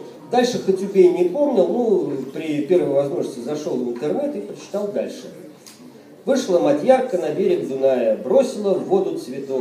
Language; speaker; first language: Russian; native; Russian